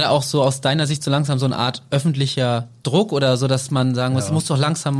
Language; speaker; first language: German; native; German